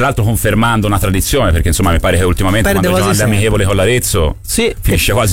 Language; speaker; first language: Italian; native; Italian